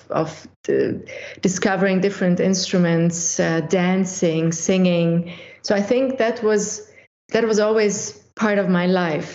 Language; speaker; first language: English; non-native, fluent; German